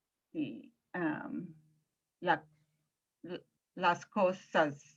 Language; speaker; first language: Spanish; non-native, learner; English